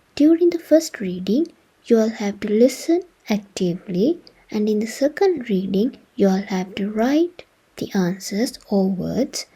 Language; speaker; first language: English; non-native, local second language; Sinhala